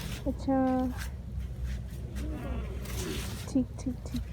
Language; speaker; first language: Hindi; non-native, local second language; Tibetan